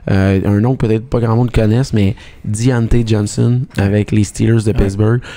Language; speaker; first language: French; native; French